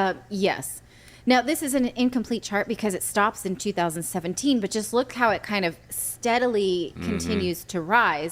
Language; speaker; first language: English; native; English